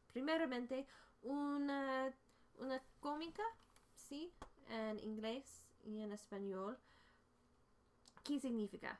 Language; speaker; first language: Spanish; non-native, fluent; English